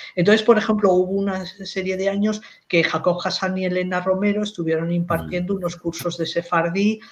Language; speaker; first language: Spanish; native; Spanish